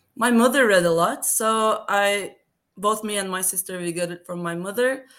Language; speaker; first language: English; non-native, fluent; Turkish